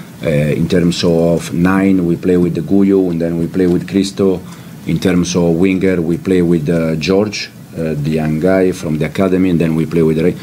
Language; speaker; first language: English; non-native, fluent; Italian